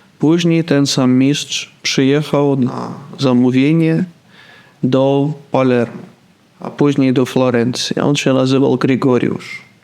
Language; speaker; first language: Polish; non-native, fluent; Russian